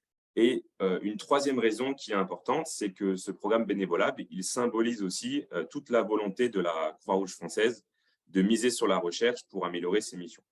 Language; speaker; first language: French; native; French